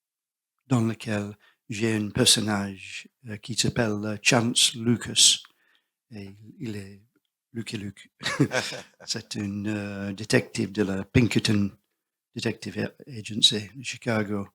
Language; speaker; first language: French; non-native, learner; English